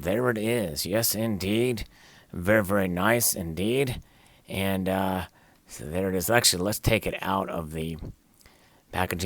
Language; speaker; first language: English; native; English